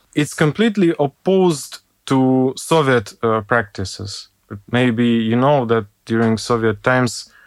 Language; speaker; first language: English; non-native, fluent; Ukrainian